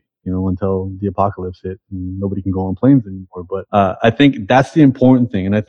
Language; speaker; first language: English; native; English